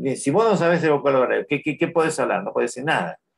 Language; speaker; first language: Spanish; native; Spanish